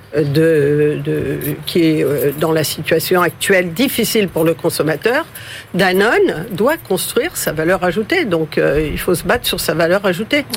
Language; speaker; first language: French; early bilingual, other home language; Spanish